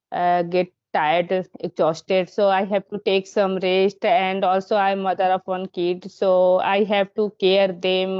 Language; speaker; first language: English; non-native, learner; Hindi